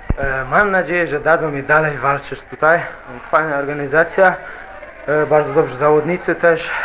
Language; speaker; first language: Polish; non-native, fluent; Chechen